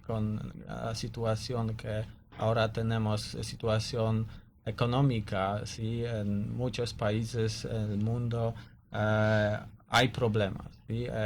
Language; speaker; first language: Spanish; non-native, learner; Polish